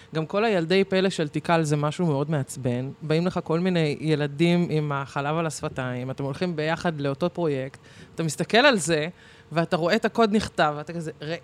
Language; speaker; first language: Hebrew; early bilingual, other home language; Arabic